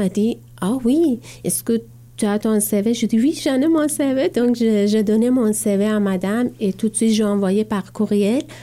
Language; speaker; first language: French; non-native, learner; Persian